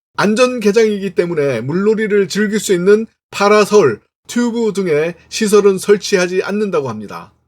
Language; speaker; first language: Korean; native; Korean